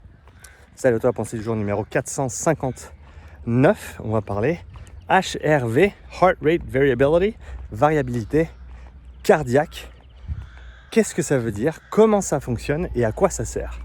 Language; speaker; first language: French; native; French